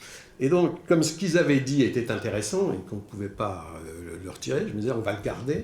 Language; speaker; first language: French; native; French